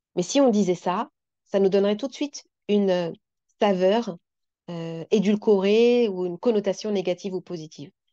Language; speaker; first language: French; native; French